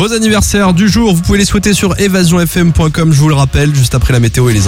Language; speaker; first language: French; native; French